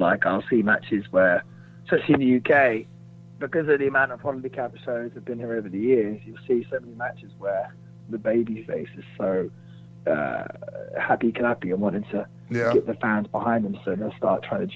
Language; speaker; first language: English; native; English